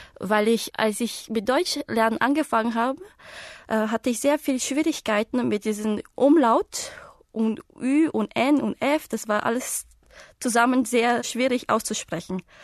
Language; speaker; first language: German; non-native, fluent; Portuguese